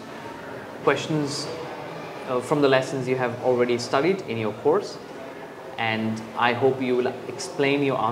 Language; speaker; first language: English; non-native, fluent; Bangla